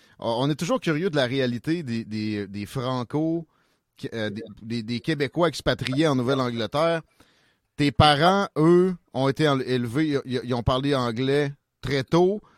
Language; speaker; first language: French; native; French